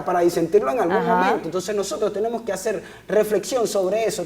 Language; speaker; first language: Spanish; native; Spanish